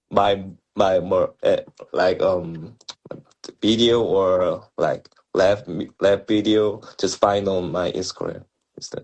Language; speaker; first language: English; non-native, learner; Korean